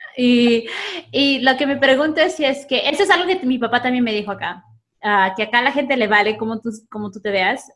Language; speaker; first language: Spanish; early bilingual, other home language; English